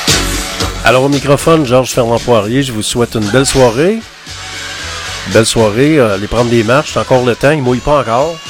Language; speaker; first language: French; native; French